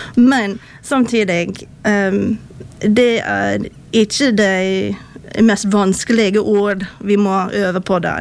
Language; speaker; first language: Norwegian; non-native, fluent; English